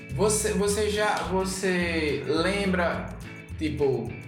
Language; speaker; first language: Portuguese; native; Portuguese